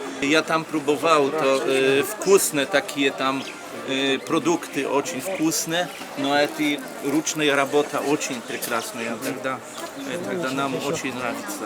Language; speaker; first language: Russian; non-native, learner; Polish